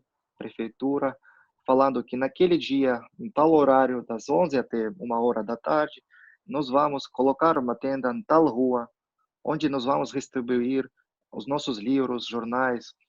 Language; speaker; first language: Portuguese; non-native, fluent; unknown